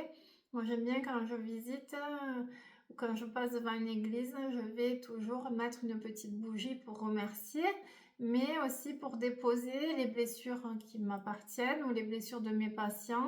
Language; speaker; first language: French; native; French